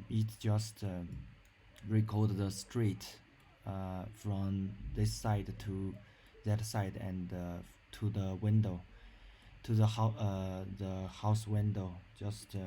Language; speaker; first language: English; non-native, learner; Chinese